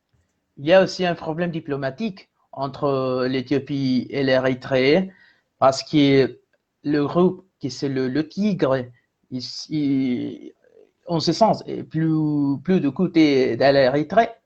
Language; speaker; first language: French; non-native, fluent; Spanish